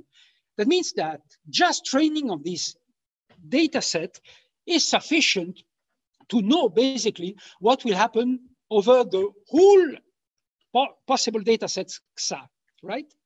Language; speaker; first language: English; non-native, fluent; French